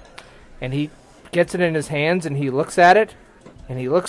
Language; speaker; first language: English; native; English